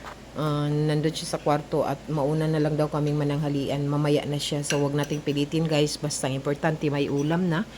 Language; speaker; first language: Filipino; non-native, local second language; Cebuano